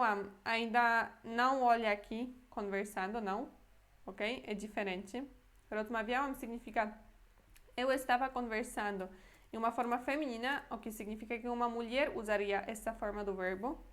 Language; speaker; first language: Portuguese; non-native, fluent; Polish